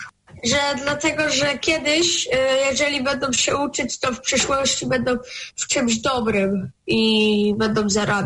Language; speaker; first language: Polish; early bilingual, heritage; Polish